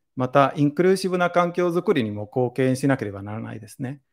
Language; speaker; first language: Japanese; non-native, fluent; Spanish